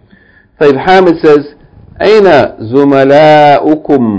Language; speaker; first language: Arabic; non-native, fluent; English